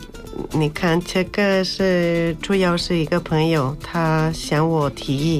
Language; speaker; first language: Chinese; non-native, learner; Spanish